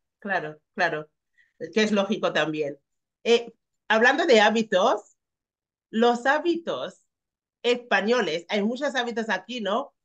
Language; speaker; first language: Spanish; non-native, fluent; English